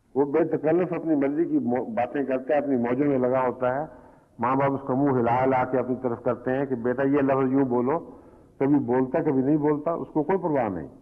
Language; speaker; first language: Urdu; native; Urdu